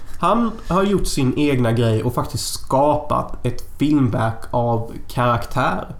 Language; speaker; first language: Swedish; native; Swedish